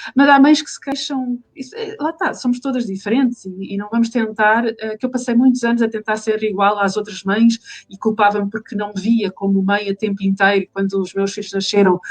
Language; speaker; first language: Portuguese; native; Portuguese